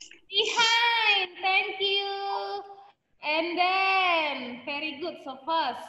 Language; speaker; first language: English; non-native, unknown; Indonesian